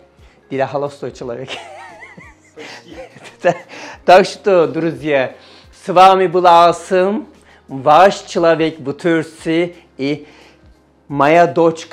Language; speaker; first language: Russian; non-native, learner; Turkish